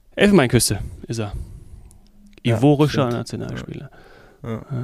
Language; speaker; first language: German; native; German